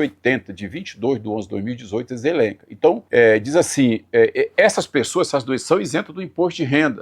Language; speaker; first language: Portuguese; native; Portuguese